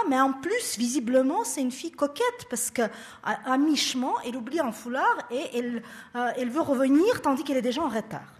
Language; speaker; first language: French; non-native, fluent; Russian